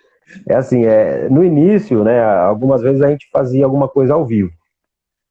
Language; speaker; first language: Portuguese; native; Portuguese